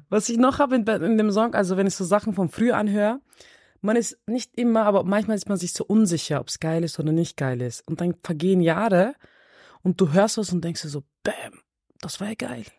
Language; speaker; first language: German; early bilingual, other home language; Turkish